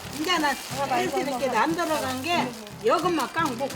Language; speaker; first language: Korean; non-native, learner; Vietnamese